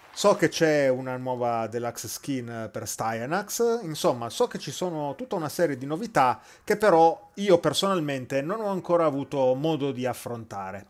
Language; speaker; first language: Italian; native; Italian